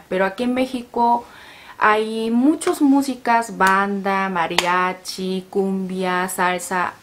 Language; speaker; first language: Spanish; non-native, learner; Korean